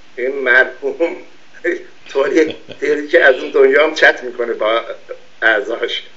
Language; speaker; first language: Persian; non-native, local second language; Azerbaijani